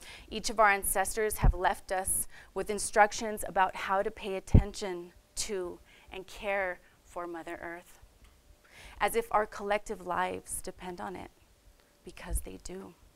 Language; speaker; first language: English; native; English